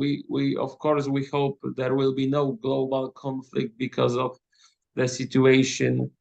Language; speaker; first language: English; non-native, fluent; Polish